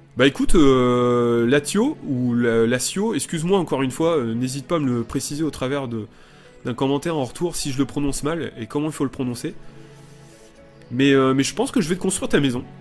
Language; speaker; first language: French; native; French